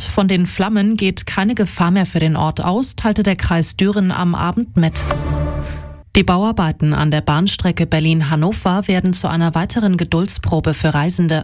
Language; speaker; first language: German; native; German